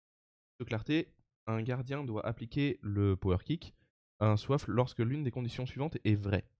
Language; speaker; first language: French; native; French